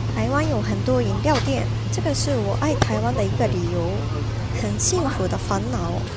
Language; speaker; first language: Chinese; non-native, learner; Japanese